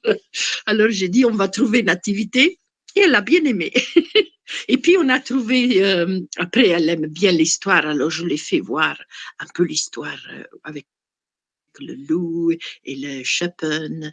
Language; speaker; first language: French; non-native, fluent; Italian